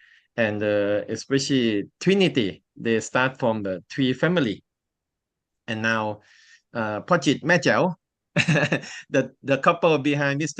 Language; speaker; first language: English; non-native, learner; Thai